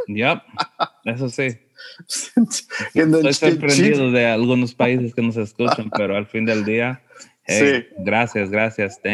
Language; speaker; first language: Spanish; early bilingual, heritage; Spanish